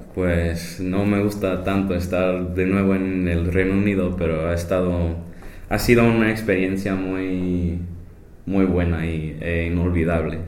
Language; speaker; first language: Spanish; non-native, fluent; English